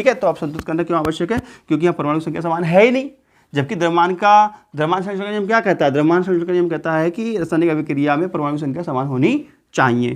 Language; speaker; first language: Hindi; native; Hindi